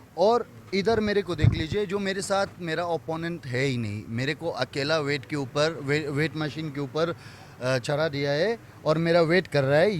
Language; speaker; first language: Hindi; non-native, fluent; Persian